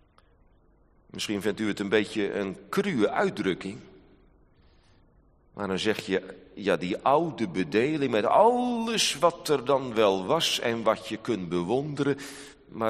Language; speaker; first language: Dutch; native; Dutch